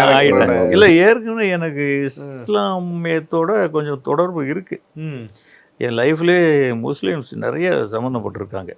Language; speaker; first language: Tamil; native; Tamil